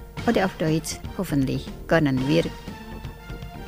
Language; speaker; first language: German; non-native, fluent; Indonesian